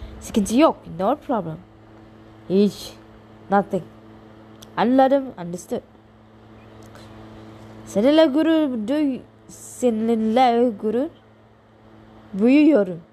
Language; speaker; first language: Turkish; non-native, learner; Indonesian